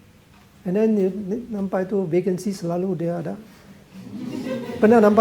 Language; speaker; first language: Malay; non-native, local second language; Cantonese